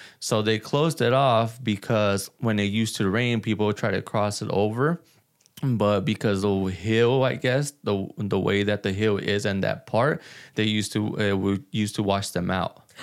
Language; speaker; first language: English; early bilingual, other home language; Spanish